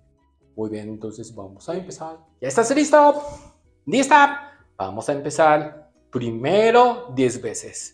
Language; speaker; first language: Spanish; non-native, learner; Japanese